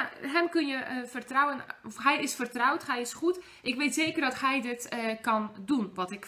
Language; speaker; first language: Dutch; non-native, fluent; Polish